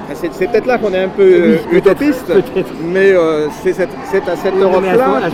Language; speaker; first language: French; native; French